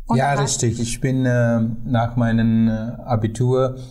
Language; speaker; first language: German; non-native, fluent; Sinhala